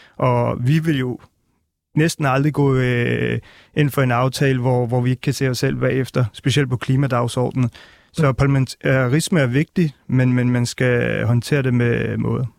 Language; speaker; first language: Danish; early bilingual, other home language; Punjabi